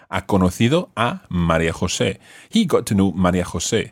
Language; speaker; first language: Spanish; non-native, fluent; English